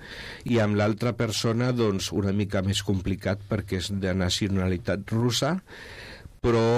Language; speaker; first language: Catalan; non-native, local second language; Spanish